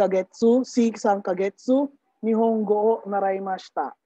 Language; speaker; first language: Japanese; non-native, learner; Filipino